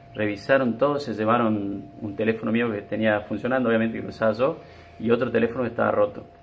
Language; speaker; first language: Spanish; native; Spanish